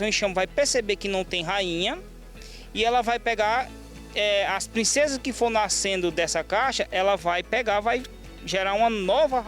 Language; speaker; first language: Portuguese; native; Portuguese